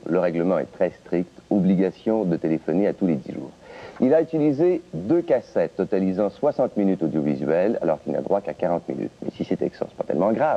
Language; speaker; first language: French; native; French